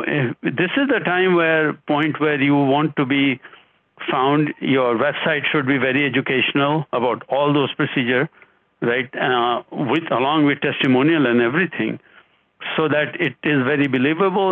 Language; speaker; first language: English; non-native, local second language; Hindi